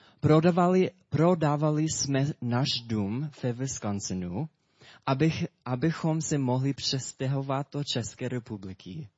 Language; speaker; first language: Czech; non-native, fluent; English